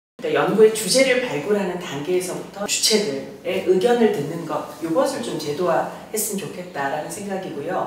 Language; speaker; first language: Korean; native; Korean